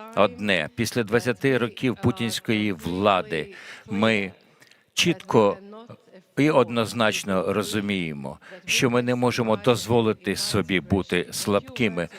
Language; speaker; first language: Ukrainian; non-native, fluent; Latvian